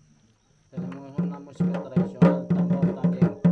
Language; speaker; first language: Spanish; non-native, local second language; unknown